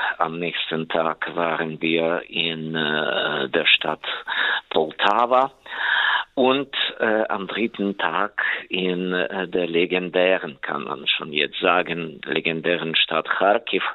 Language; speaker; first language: German; non-native, fluent; Ukrainian